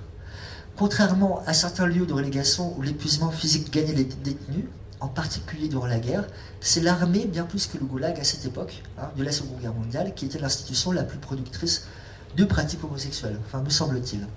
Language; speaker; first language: French; native; French